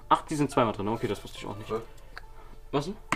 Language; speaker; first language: German; native; German